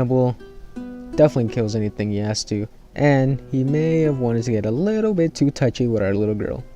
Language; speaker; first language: English; native; English